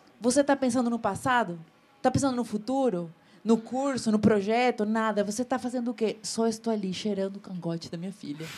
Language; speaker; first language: Portuguese; non-native, fluent; Spanish